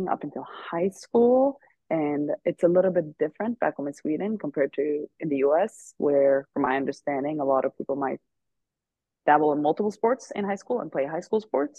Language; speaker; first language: English; non-native, fluent; Swedish